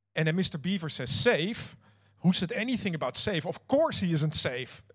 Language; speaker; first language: English; non-native, fluent; Dutch